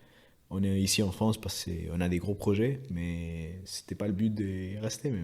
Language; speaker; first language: French; non-native, fluent; Spanish